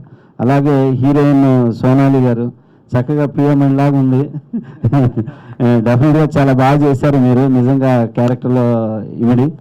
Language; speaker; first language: Telugu; native; Telugu